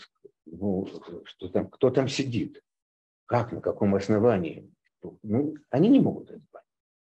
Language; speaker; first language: Russian; native; Russian